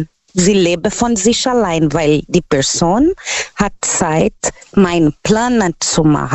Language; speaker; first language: German; non-native, learner; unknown